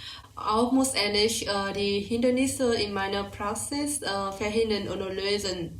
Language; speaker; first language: German; non-native, learner; Vietnamese